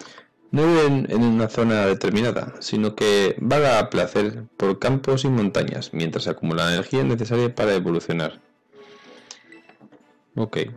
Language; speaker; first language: Spanish; native; Spanish